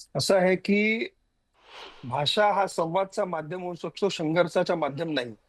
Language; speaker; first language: Marathi; non-native, local second language; Hindi